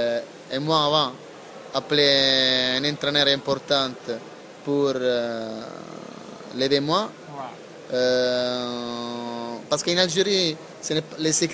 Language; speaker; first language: French; non-native, learner; Italian